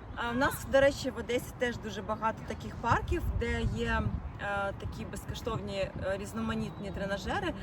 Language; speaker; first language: Ukrainian; non-native, local second language; Russian